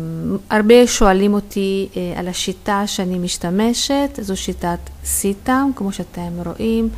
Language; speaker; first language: Hebrew; non-native, fluent; Italian